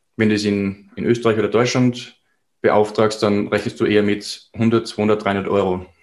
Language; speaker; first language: German; native; German